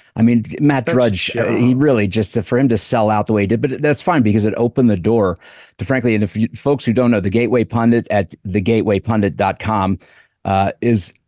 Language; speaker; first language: English; native; English